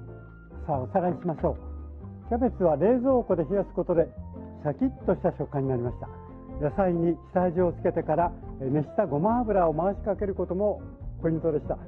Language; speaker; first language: Japanese; native; Japanese